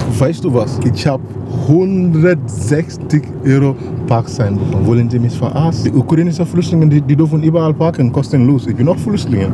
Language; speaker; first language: German; non-native, learner; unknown